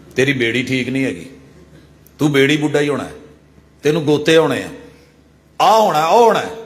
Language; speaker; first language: Urdu; non-native, local second language; Punjabi